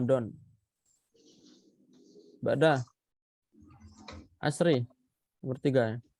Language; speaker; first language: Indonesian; native; Indonesian